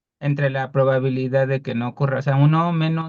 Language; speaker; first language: Spanish; native; Spanish